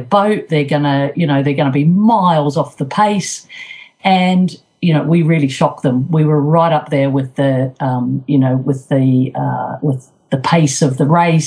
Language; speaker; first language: English; native; English